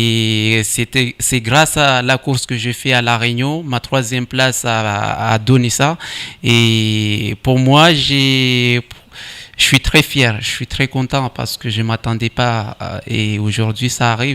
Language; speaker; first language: French; non-native, local second language; Comorian